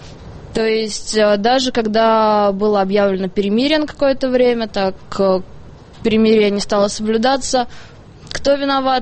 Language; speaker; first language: Russian; native; Russian